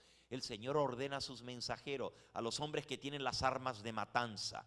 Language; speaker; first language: Spanish; native; Spanish